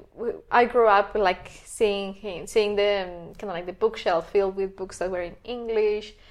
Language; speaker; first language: English; non-native, fluent; Spanish